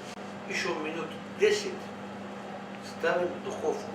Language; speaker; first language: Russian; non-native, fluent; Tajik